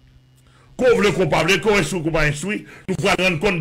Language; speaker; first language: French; non-native, local second language; Haitian Creole